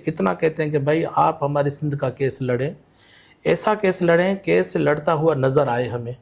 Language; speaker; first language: Urdu; non-native, local second language; Sindhi